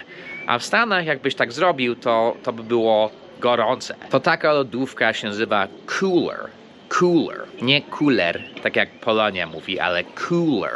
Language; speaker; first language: Polish; early bilingual, heritage; Polish